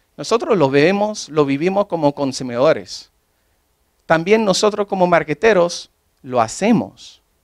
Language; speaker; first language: Spanish; non-native, fluent; English